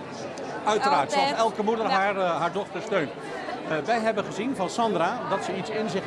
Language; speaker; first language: Dutch; native; Dutch